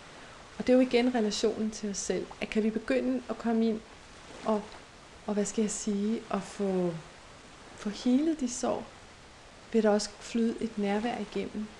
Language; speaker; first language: Danish; native; Danish